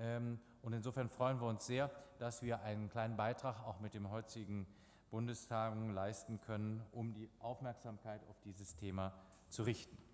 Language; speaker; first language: German; native; German